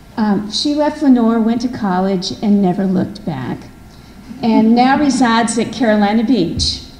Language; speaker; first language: English; native; English